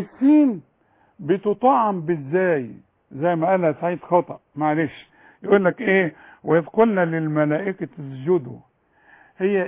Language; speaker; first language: Arabic; native; Arabic